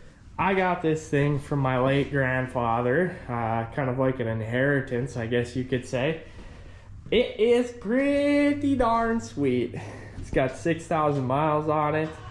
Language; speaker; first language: English; native; English